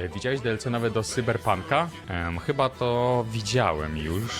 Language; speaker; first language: Polish; native; Polish